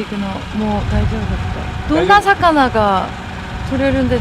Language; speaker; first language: Japanese; non-native, learner; Korean